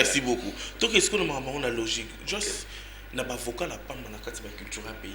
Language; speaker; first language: French; non-native, local second language; Lingala